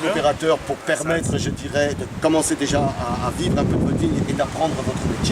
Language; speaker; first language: French; native; French